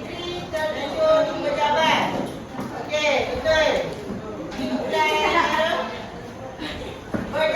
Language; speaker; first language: Malay; native; Malay